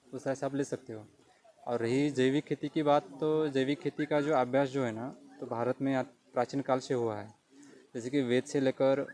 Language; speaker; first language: Hindi; non-native, local second language; Marathi